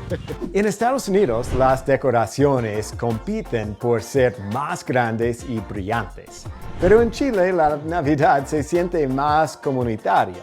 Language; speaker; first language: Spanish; non-native, fluent; English